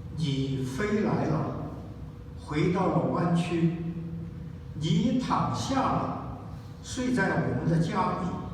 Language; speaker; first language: Chinese; native; Chinese